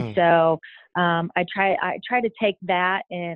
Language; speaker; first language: English; native; English